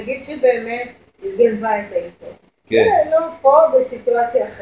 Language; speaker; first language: Hebrew; native; Hebrew